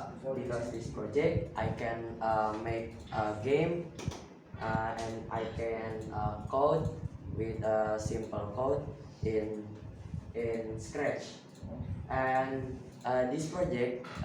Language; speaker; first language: English; non-native, learner; Indonesian